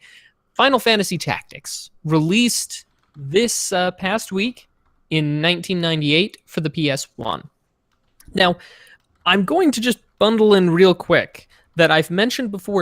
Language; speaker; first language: English; native; English